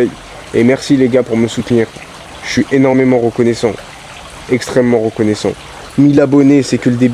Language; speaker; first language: French; native; French